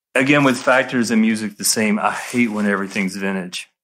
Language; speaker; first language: English; native; English